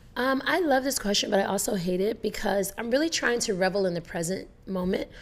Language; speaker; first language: English; native; English